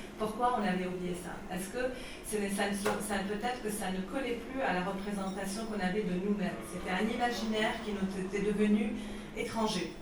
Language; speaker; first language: French; non-native, local second language; Arabic